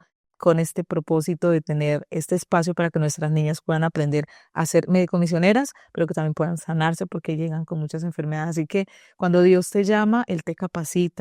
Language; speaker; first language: Spanish; native; Spanish